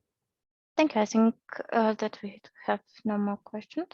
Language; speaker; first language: English; non-native, fluent; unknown